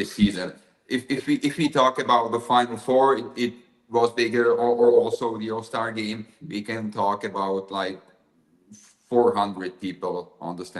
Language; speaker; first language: English; non-native, fluent; Czech